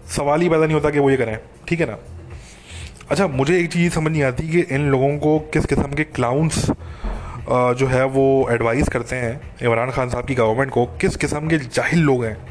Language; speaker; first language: Hindi; native; Hindi